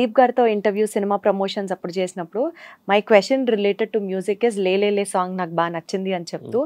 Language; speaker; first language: Telugu; native; Telugu